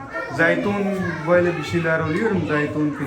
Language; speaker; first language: Turkish; non-native, learner; Urdu